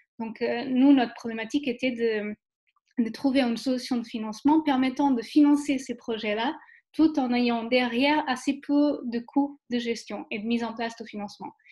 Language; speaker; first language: French; non-native, fluent; Portuguese